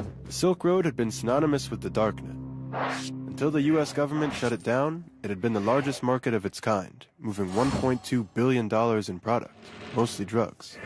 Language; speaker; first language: English; non-native, fluent; Hebrew